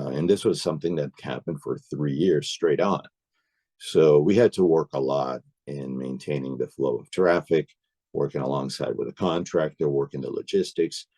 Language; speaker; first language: English; native; English